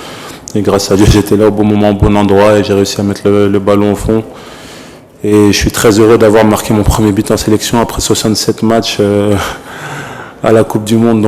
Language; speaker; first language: French; native; French